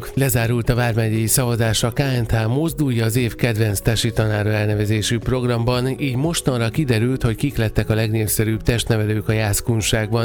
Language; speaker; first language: Hungarian; native; Hungarian